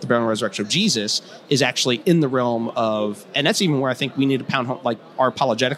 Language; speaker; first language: English; native; English